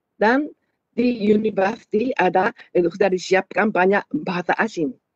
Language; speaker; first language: Malay; non-native, fluent; Japanese